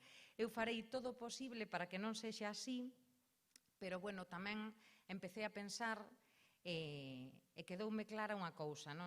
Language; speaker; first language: Galician; native; Galician